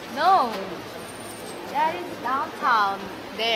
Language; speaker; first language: English; non-native, learner; Korean